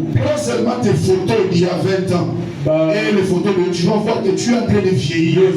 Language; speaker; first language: French; non-native, local second language; Lingala